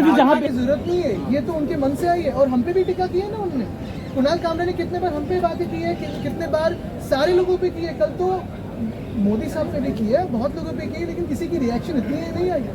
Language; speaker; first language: Hindi; non-native, local second language; Marathi